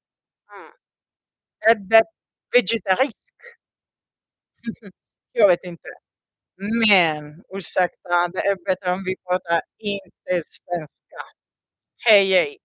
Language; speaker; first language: Swedish; non-native, learner; Italian